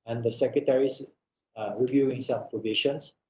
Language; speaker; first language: English; non-native, local second language; Filipino